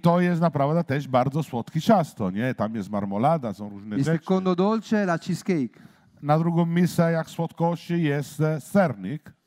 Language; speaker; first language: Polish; non-native, learner; Italian